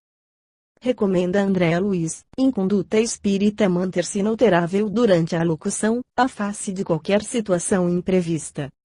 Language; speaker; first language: Portuguese; native; Portuguese